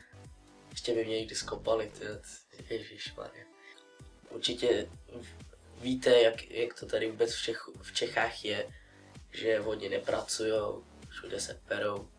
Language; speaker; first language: Czech; early bilingual, other home language; Russian